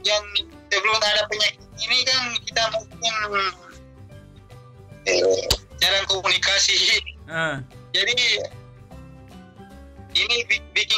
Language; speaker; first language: Indonesian; non-native, fluent; Spanish